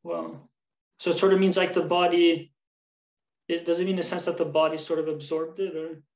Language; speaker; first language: English; early bilingual, other home language; Albanian